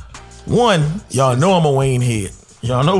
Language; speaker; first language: English; native; English